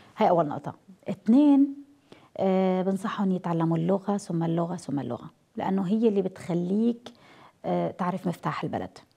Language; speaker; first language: Arabic; native; Arabic